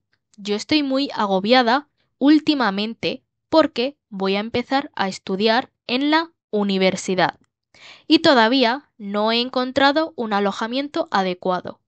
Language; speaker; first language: Spanish; non-native, learner; Bangla